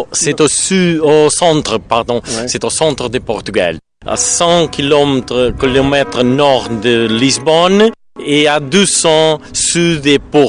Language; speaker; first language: French; non-native, learner; Portuguese